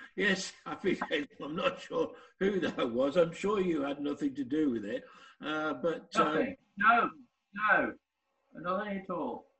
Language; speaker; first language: English; native; English